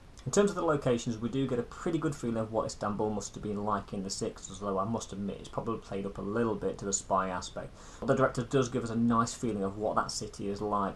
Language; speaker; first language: English; native; English